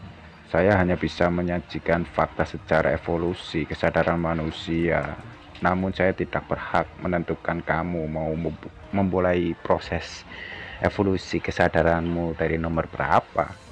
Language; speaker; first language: Indonesian; native; Indonesian